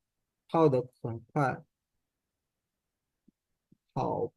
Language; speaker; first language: Chinese; non-native, fluent; Indonesian